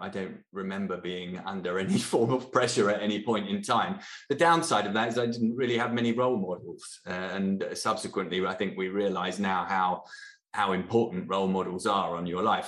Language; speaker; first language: English; native; English